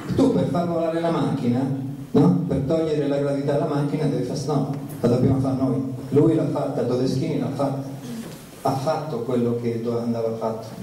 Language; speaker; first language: Italian; early bilingual, heritage; Italian